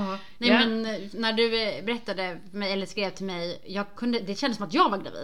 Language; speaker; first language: Swedish; native; Swedish